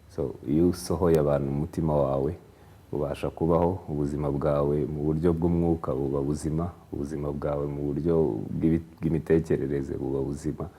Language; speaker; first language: Kinyarwanda; native; Kinyarwanda